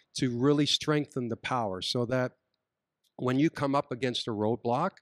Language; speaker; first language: English; native; English